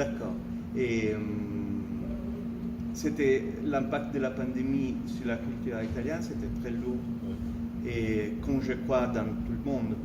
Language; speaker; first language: French; non-native, fluent; Italian